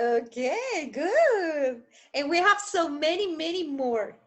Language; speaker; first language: English; non-native, fluent; Spanish